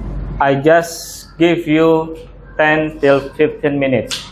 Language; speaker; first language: English; non-native, learner; Indonesian